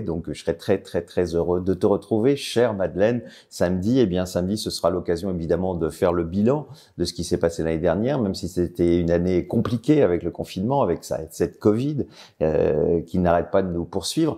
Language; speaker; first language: French; native; French